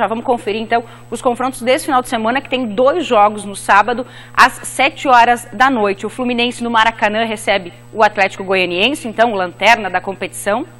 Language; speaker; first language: Portuguese; native; Portuguese